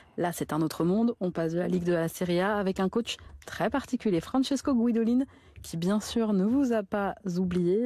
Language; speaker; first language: French; native; French